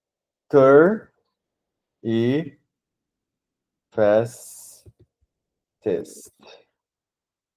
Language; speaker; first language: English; non-native, fluent; Portuguese